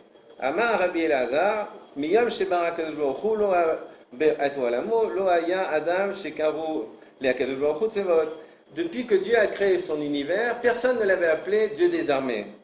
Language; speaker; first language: French; native; French